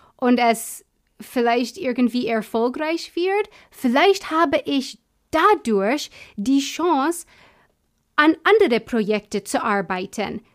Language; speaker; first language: German; non-native, fluent; English